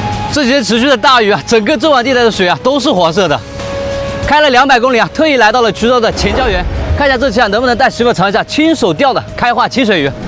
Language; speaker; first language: Chinese; native; Chinese